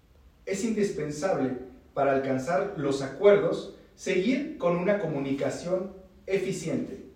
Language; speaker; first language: Spanish; native; Spanish